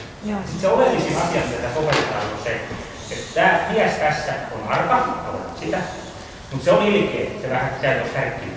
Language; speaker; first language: Finnish; native; Finnish